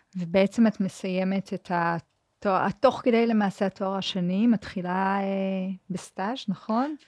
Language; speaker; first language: Hebrew; native; Hebrew